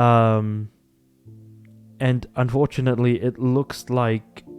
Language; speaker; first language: English; native; English